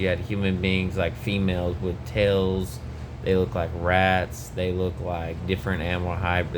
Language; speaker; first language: English; native; English